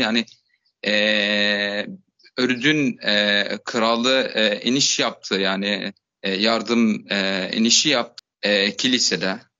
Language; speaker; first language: Turkish; non-native, fluent; Arabic